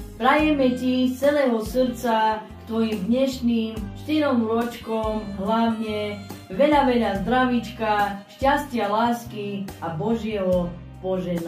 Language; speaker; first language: Slovak; native; Slovak